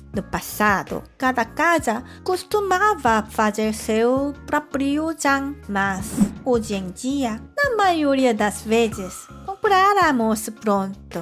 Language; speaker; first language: Portuguese; non-native, fluent; Korean